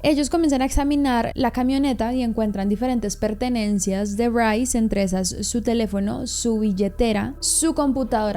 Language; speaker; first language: Spanish; native; Spanish